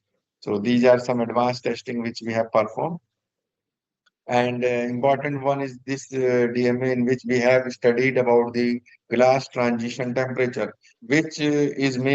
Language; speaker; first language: English; non-native, local second language; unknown